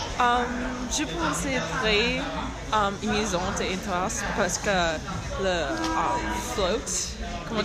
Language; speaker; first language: French; non-native, learner; English